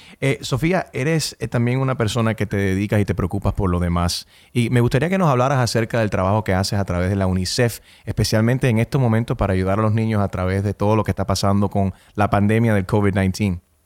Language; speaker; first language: Spanish; early bilingual, heritage; Spanish